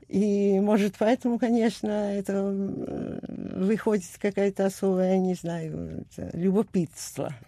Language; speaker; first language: Russian; non-native, fluent; Italian